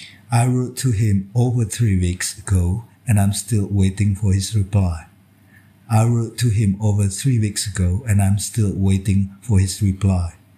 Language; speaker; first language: English; non-native, fluent; Indonesian